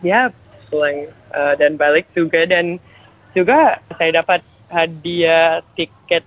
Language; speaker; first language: Indonesian; non-native, fluent; English